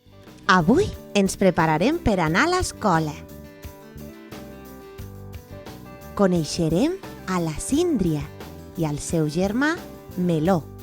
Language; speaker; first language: Catalan; native; Catalan